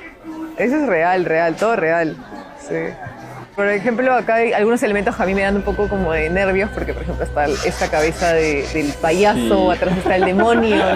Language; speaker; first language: Spanish; native; Spanish